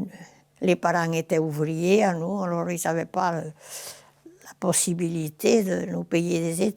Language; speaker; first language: French; non-native, local second language; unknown